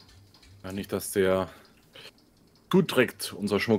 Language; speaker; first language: German; native; German